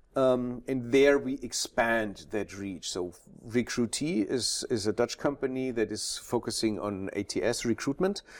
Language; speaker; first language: English; non-native, fluent; German